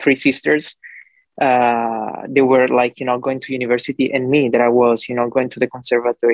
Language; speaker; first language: English; non-native, fluent; Italian